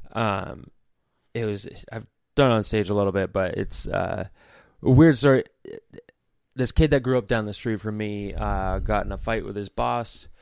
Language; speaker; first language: English; native; English